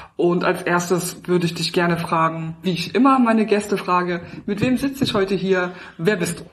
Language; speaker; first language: German; native; German